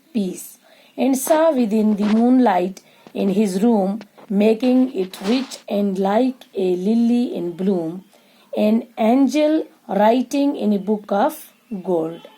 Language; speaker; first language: English; non-native, local second language; Urdu